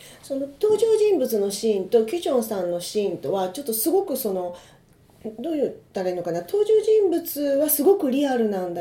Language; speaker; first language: Japanese; native; Japanese